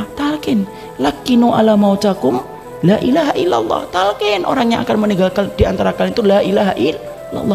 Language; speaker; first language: Indonesian; native; Indonesian